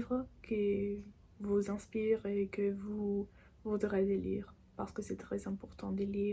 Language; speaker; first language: French; non-native, learner; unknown